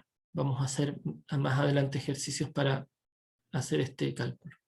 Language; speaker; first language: Spanish; native; Spanish